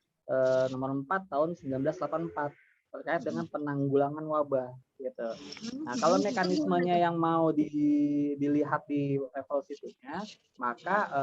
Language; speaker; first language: Indonesian; native; Indonesian